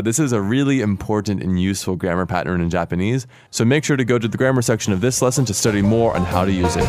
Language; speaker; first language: English; native; English